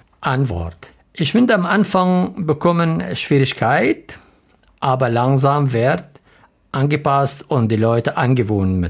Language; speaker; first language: German; non-native, learner; Arabic